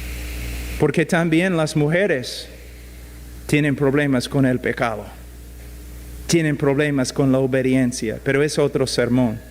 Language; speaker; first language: Spanish; non-native, fluent; English